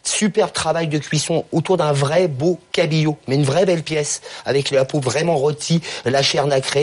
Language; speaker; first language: French; native; French